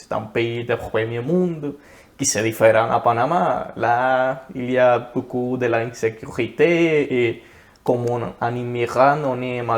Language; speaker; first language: French; non-native, learner; Spanish